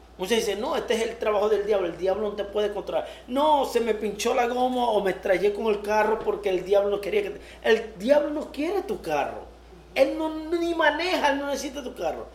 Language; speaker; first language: Spanish; early bilingual, heritage; Spanish